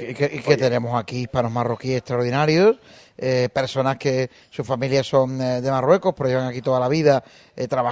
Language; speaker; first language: Spanish; native; Spanish